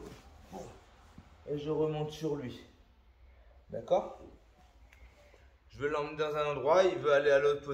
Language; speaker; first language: French; native; French